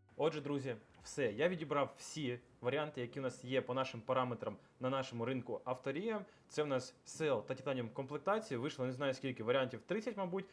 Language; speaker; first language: Ukrainian; non-native, local second language; Russian